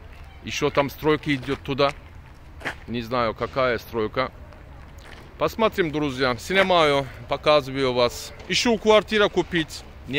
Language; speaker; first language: Russian; non-native, learner; Turkish